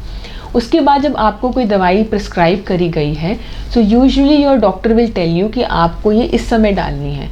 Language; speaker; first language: Hindi; native; Hindi